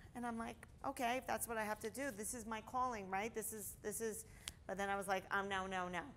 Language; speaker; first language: English; native; English